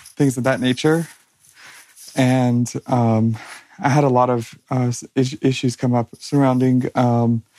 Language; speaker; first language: English; native; English